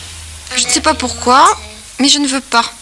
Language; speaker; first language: French; non-native, learner; English